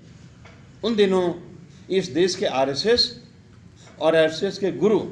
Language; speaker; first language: Hindi; native; Hindi